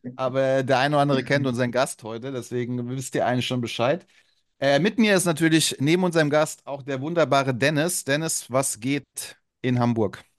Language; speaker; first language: German; early bilingual, other home language; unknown